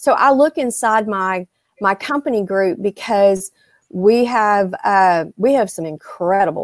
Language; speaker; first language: English; native; English